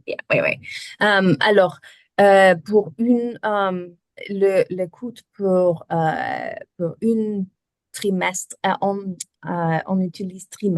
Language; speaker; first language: French; non-native, learner; German